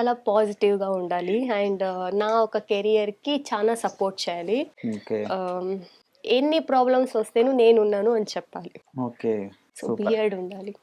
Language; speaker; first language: Telugu; non-native, local second language; Kannada